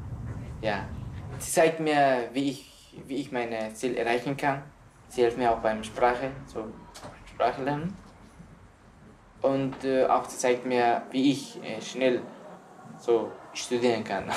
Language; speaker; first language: German; non-native, learner; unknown